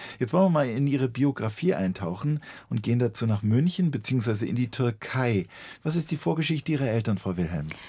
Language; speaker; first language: German; native; German